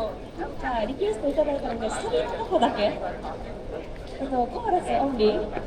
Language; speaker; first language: Japanese; native; Japanese